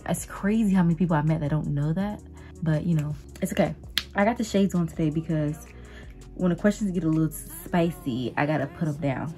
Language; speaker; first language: English; native; English